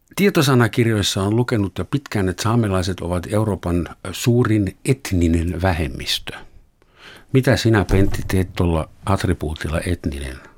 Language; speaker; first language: Finnish; non-native, fluent; German